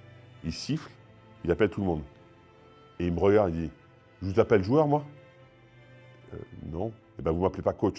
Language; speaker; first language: French; native; French